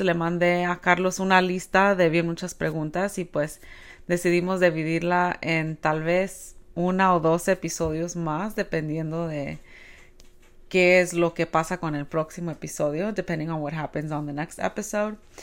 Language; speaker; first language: Spanish; early bilingual, heritage; Spanish